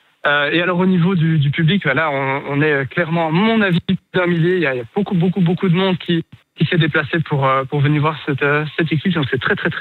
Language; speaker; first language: French; native; French